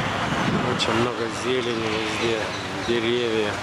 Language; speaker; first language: Russian; non-native, fluent; Lithuanian